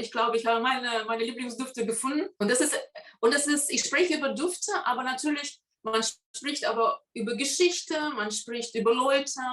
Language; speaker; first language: German; non-native, fluent; Russian